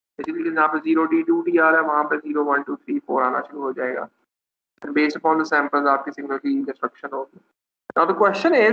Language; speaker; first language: Urdu; non-native, local second language; Punjabi